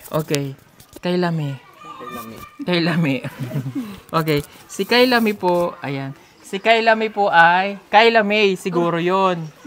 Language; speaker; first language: Filipino; native; Filipino